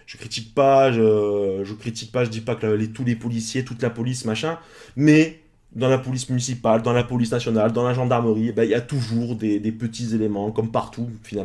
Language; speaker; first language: French; native; French